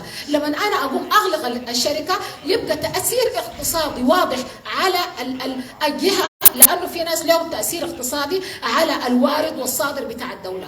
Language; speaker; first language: Arabic; native; Arabic